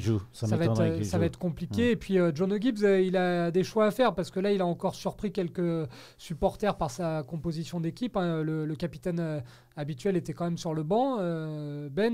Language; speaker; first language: French; native; French